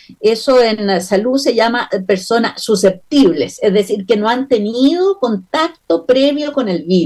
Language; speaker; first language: Spanish; native; Spanish